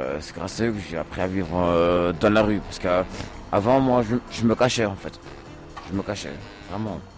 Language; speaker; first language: French; early bilingual, other home language; Portuguese